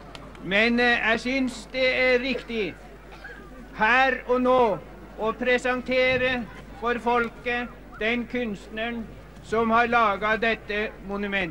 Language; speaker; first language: Norwegian; non-native, fluent; Finnish